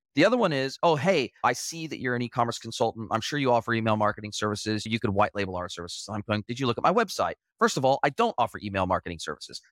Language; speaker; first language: English; native; English